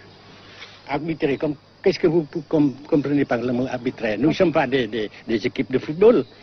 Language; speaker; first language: French; non-native, local second language; Vietnamese